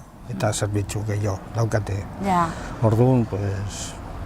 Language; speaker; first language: Basque; non-native, local second language; Spanish